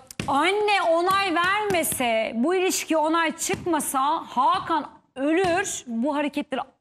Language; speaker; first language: Turkish; native; Turkish